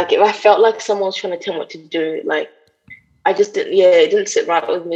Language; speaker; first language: English; native; English